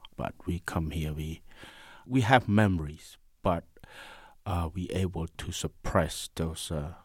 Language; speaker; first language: English; non-native, learner; Khmer